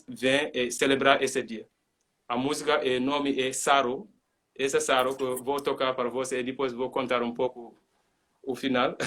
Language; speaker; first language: Portuguese; non-native, learner; Mandingo